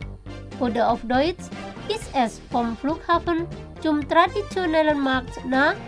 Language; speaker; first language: German; non-native, fluent; Indonesian